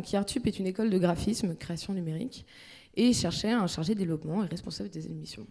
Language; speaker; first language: French; native; French